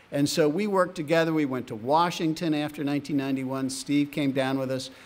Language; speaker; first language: English; native; English